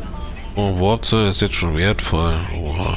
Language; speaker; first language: German; native; German